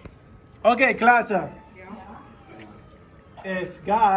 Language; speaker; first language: German; non-native, fluent; English